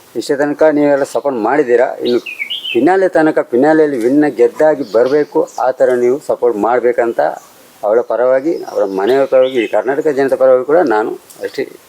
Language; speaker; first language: Kannada; non-native, local second language; Tulu